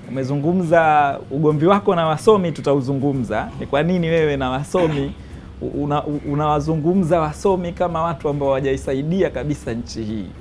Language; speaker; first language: Swahili; native; Swahili